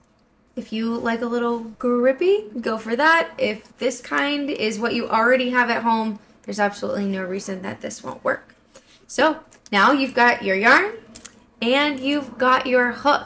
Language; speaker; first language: English; native; English